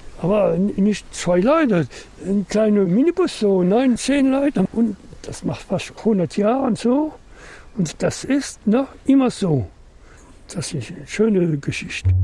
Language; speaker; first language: German; non-native, learner; French